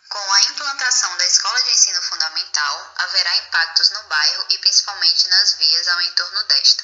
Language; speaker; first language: Portuguese; native; Portuguese